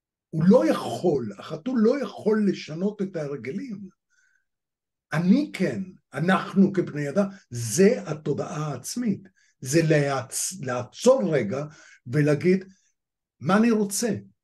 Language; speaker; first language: Hebrew; non-native, fluent; Spanish